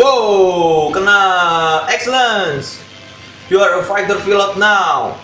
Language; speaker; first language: English; non-native, learner; Indonesian